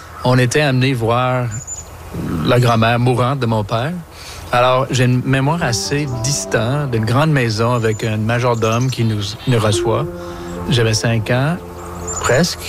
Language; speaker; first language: French; non-native, local second language; English